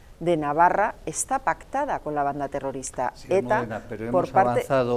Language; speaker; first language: Spanish; native; Spanish